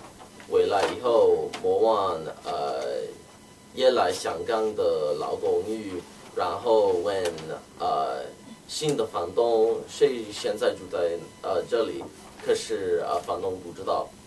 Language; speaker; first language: Chinese; non-native, learner; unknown